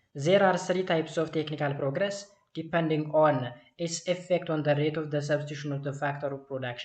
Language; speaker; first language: English; non-native, local second language; Amharic